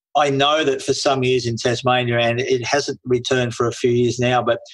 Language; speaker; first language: English; native; English